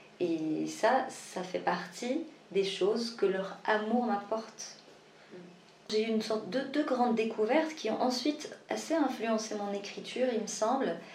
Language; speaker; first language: French; non-native, local second language; Arabic